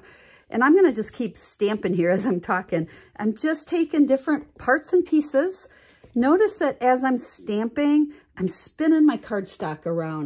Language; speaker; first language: English; native; English